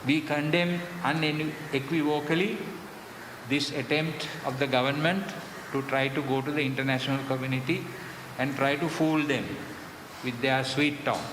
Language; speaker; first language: English; non-native, local second language; Sinhala